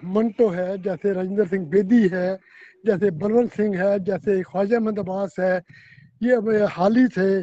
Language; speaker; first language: Hindi; non-native, local second language; Punjabi